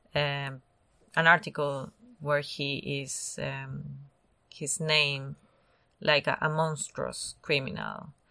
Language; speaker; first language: English; non-native, fluent; Spanish